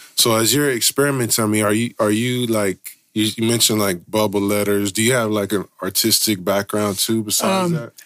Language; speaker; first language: English; native; English